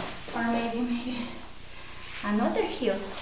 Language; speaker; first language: English; non-native, learner; Russian